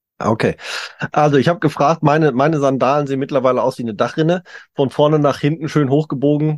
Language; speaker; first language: German; native; German